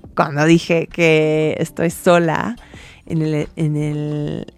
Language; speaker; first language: Spanish; non-native, fluent; English